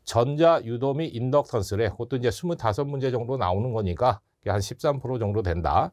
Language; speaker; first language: Korean; native; Korean